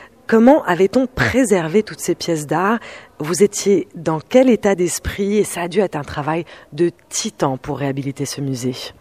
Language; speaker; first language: French; non-native, local second language; Arabic